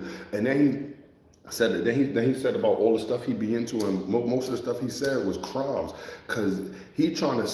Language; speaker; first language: English; native; English